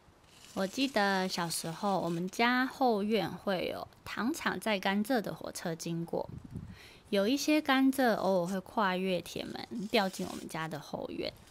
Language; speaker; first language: Chinese; native; Chinese